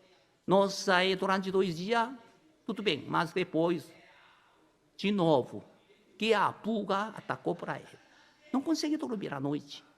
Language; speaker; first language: Portuguese; non-native, learner; Korean